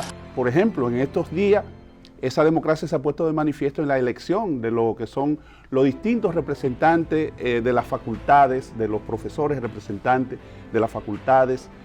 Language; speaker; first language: Spanish; native; Spanish